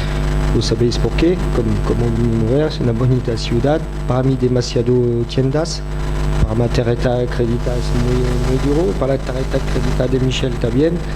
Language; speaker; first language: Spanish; non-native, fluent; French